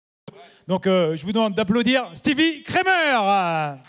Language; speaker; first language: French; native; French